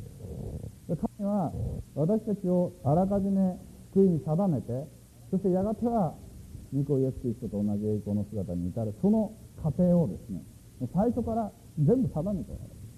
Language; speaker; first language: Japanese; native; Japanese